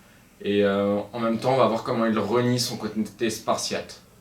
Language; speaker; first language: French; native; French